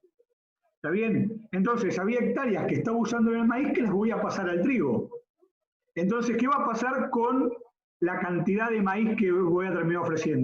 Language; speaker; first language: Spanish; native; Spanish